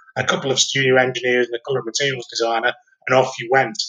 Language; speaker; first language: English; native; English